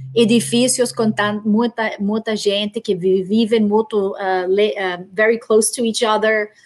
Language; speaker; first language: Portuguese; non-native, learner; English